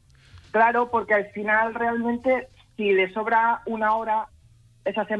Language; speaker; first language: Spanish; native; Spanish